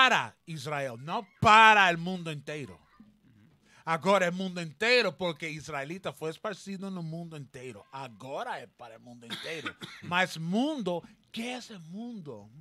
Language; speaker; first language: Portuguese; non-native, learner; Spanish